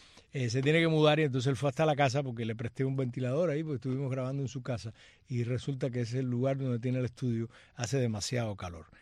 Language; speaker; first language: Spanish; native; Spanish